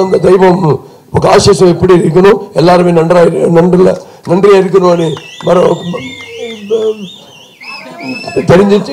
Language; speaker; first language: Tamil; non-native, local second language; Telugu